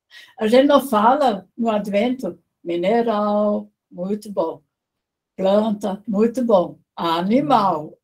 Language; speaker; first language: Portuguese; non-native, fluent; German